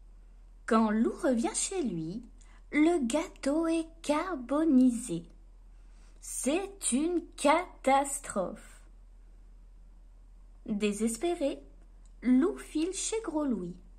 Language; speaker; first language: French; native; French